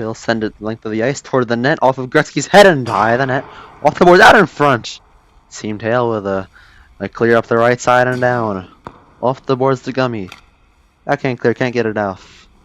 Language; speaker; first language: English; native; English